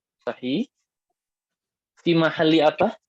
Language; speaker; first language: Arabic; non-native, fluent; Indonesian